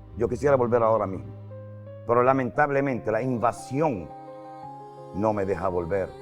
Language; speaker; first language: Spanish; non-native, fluent; Arabic